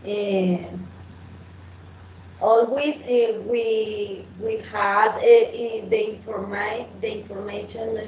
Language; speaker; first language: English; non-native, learner; Spanish